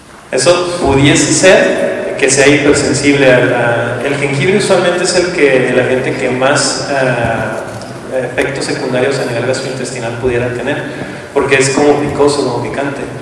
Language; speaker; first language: Spanish; native; Spanish